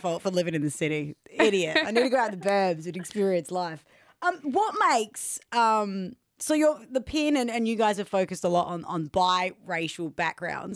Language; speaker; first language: English; native; English